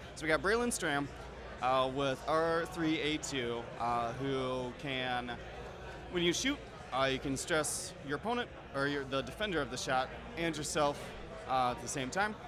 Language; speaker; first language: English; native; English